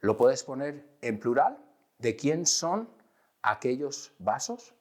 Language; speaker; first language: Spanish; non-native, fluent; English